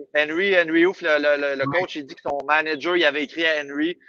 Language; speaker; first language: French; native; French